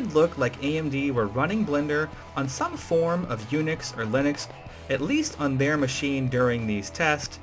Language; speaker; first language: English; native; English